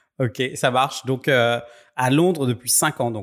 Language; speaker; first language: French; native; French